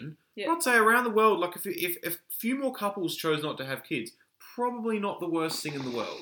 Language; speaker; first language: English; native; English